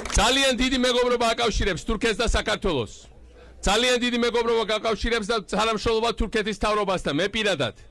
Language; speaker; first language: Georgian; native; Georgian